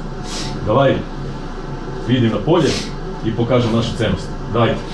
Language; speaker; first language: Russian; non-native, fluent; Serbian